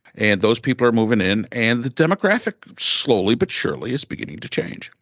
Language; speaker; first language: English; native; English